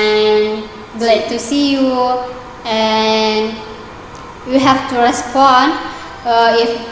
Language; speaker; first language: English; non-native, learner; Indonesian